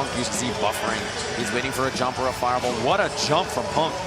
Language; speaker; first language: English; native; English